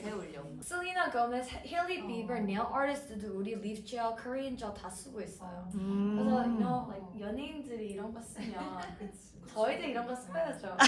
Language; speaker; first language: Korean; early bilingual, heritage; Korean